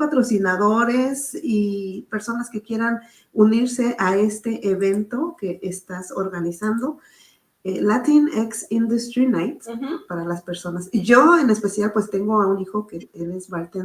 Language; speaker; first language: Spanish; native; Spanish